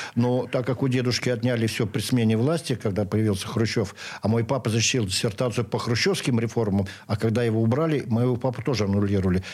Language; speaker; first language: Russian; native; Russian